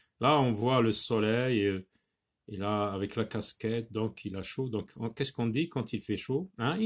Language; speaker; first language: French; non-native, local second language; Arabic